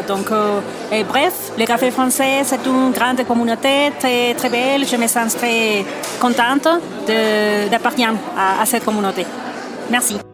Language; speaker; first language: French; non-native, fluent; Spanish